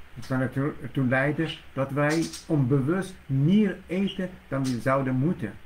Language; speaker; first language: Dutch; non-native, fluent; Persian